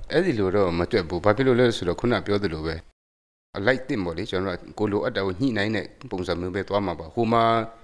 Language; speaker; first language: Burmese; non-native, local second language; Kachin